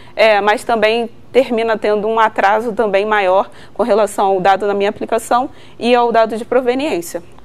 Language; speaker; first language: Portuguese; native; Portuguese